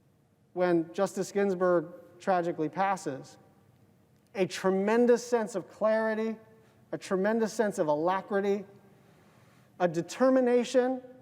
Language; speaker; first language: English; native; English